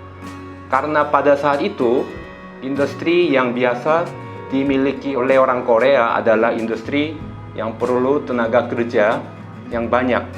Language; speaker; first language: Indonesian; non-native, fluent; Korean